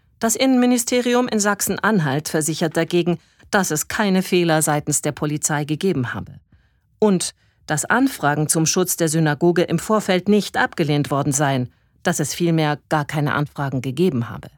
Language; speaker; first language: German; native; German